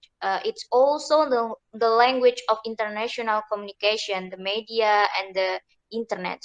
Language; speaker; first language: English; non-native, learner; Indonesian